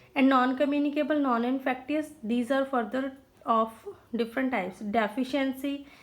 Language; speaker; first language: English; non-native, local second language; Punjabi